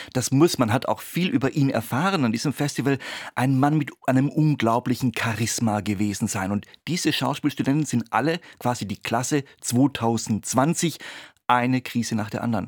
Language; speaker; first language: German; native; German